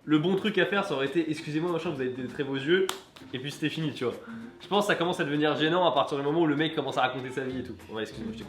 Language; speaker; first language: French; native; French